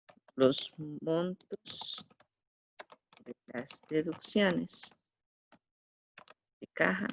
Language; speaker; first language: Spanish; native; Spanish